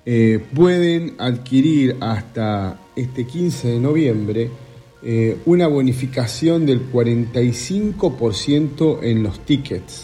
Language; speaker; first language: Spanish; native; Spanish